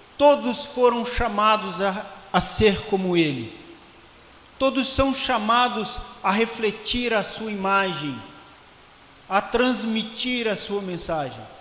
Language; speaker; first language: Portuguese; native; Portuguese